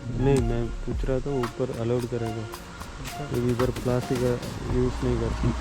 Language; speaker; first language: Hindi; non-native, local second language; Malayalam